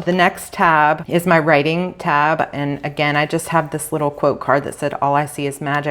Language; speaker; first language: English; native; English